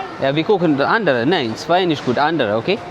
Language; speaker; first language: German; non-native, learner; Amharic